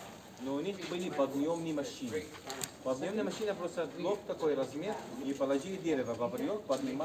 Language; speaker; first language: Russian; non-native, fluent; Arabic